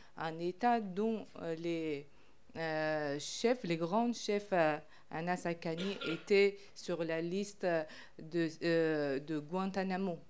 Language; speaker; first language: French; non-native, fluent; Persian